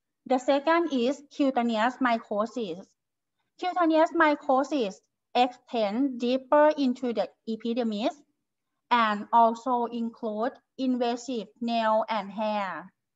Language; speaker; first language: English; non-native, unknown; Thai